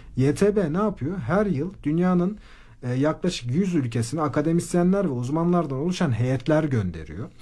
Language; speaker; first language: Turkish; native; Turkish